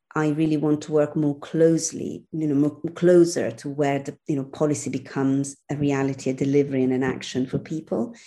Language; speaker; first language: English; non-native, fluent; Italian